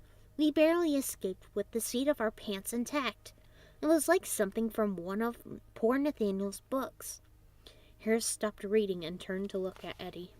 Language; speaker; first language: English; native; English